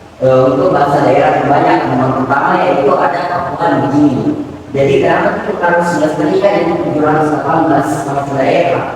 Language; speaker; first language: Indonesian; native; Indonesian